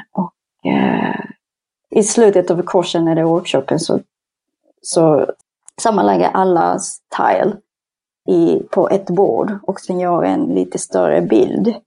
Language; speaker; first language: Swedish; non-native, fluent; Japanese